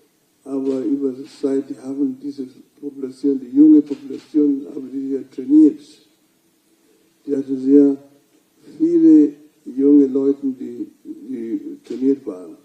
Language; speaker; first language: German; non-native, fluent; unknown